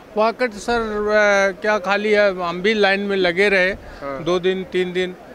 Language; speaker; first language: Hindi; native; Hindi